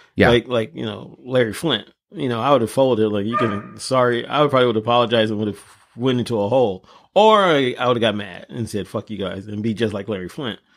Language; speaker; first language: English; native; English